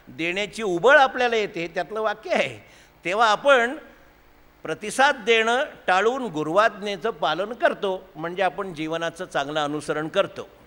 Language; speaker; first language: Marathi; native; Marathi